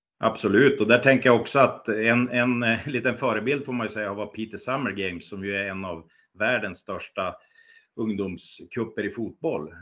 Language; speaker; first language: Swedish; native; Swedish